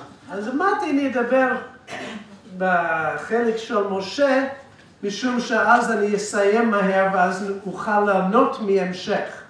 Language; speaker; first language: Hebrew; non-native, fluent; English